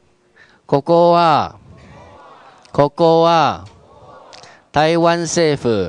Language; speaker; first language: Japanese; non-native, fluent; Chinese